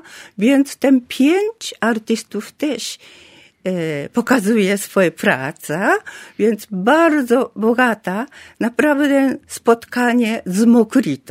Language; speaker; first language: Polish; non-native, learner; Japanese